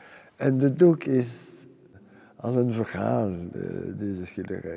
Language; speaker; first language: Dutch; non-native, local second language; French